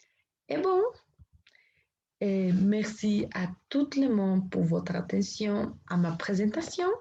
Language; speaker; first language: French; non-native, learner; Spanish